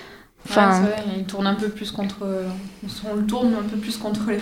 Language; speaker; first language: French; native; French